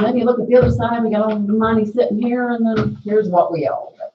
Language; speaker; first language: English; native; English